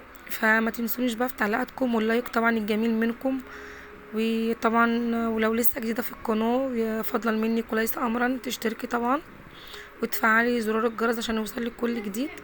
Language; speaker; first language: Arabic; native; Arabic